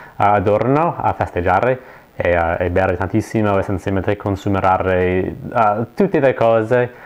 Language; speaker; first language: Italian; non-native, learner; English